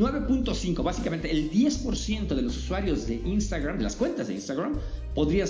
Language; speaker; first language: Spanish; native; Spanish